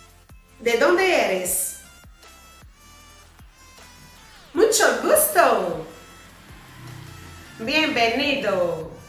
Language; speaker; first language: Spanish; non-native, learner; Portuguese